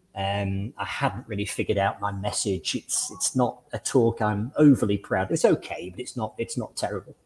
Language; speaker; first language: English; native; English